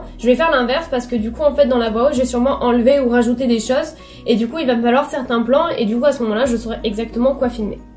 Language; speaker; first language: French; native; French